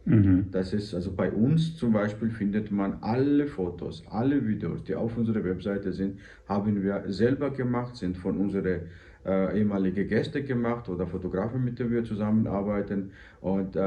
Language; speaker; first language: German; non-native, fluent; Georgian